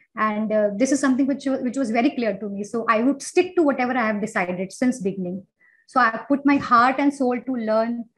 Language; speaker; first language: English; non-native, local second language; Hindi